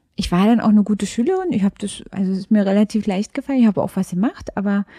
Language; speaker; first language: German; native; German